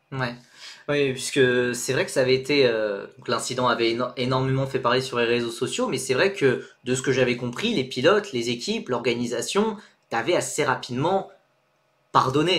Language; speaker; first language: French; native; French